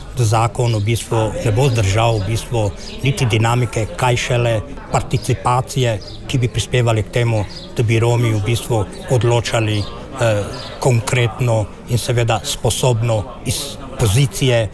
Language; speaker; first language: Slovenian; non-native, local second language; Romany